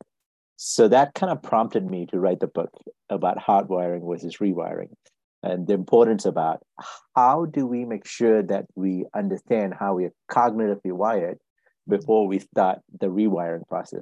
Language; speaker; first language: English; non-native, local second language; Tamil